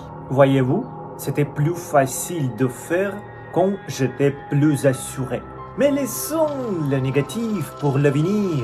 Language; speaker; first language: French; non-native, fluent; Russian